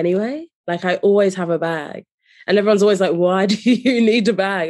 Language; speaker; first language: English; native; English